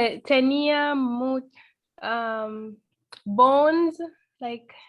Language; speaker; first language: Spanish; non-native, learner; English